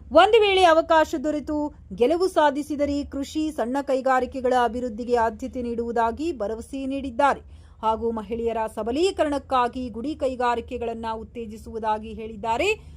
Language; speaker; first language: Kannada; native; Kannada